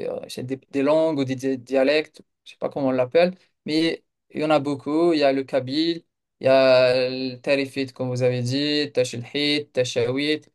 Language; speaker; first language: French; non-native, local second language; Kabyle